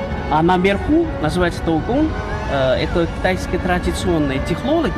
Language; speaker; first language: Russian; non-native, learner; Chinese